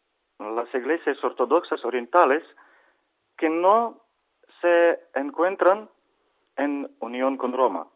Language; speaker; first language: Spanish; non-native, learner; Ukrainian